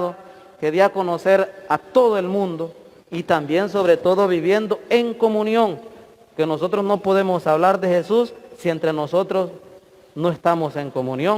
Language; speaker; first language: Spanish; native; Spanish